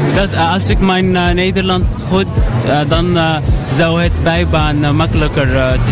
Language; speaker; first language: Dutch; non-native, learner; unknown